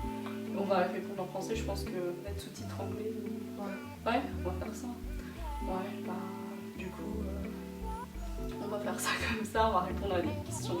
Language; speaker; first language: French; native; French